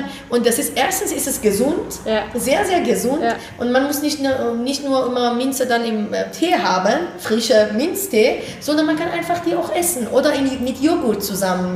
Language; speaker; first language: German; non-native, fluent; Persian